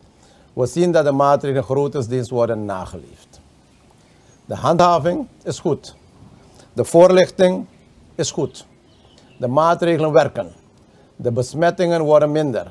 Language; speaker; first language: Dutch; native; Dutch